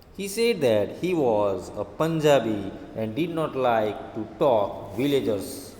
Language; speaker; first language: English; non-native, local second language; Hindi